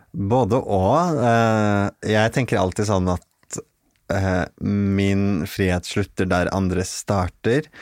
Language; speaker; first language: Norwegian; early bilingual, other home language; Arabic